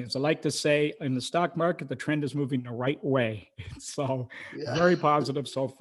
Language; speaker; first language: English; native; English